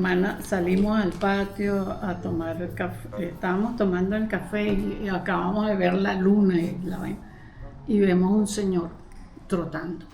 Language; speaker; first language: Spanish; native; Spanish